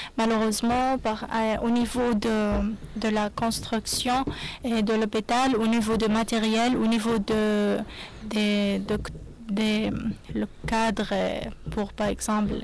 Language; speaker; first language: French; non-native, learner; Arabic